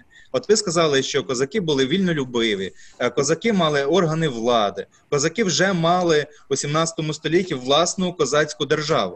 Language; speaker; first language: Ukrainian; native; Ukrainian